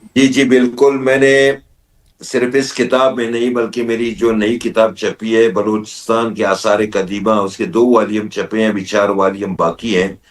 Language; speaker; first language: Urdu; non-native, local second language; Baluchi